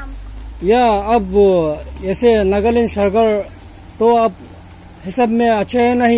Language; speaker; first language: Hindi; non-native, local second language; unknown